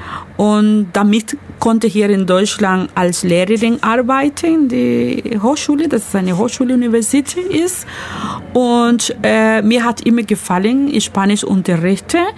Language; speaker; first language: German; non-native, learner; Spanish